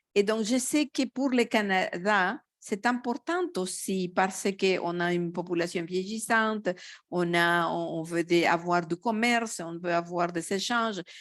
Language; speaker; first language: French; non-native, fluent; Spanish